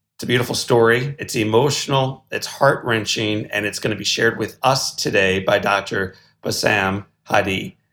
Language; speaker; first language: English; native; English